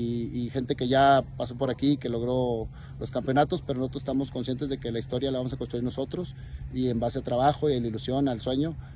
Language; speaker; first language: Spanish; native; Spanish